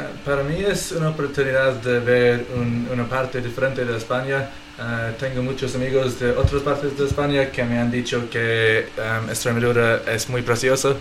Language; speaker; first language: Spanish; non-native, fluent; English